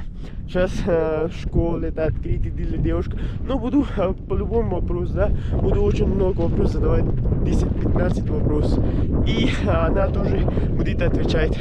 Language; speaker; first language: Russian; non-native, learner; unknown